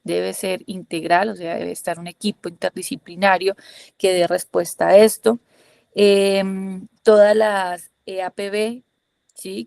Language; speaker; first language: Spanish; native; Spanish